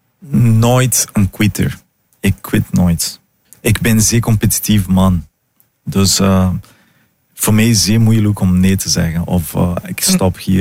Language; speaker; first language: Dutch; non-native, learner; Portuguese